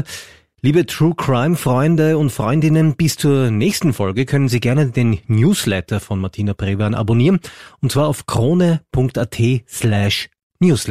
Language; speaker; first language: German; native; German